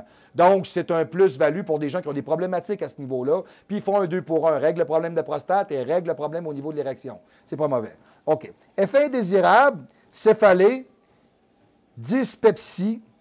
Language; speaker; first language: French; native; French